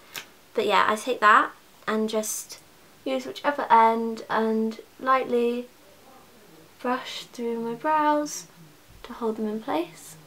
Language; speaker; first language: English; native; English